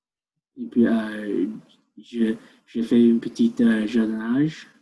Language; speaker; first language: French; non-native, learner; English